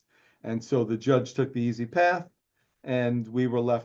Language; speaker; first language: English; native; English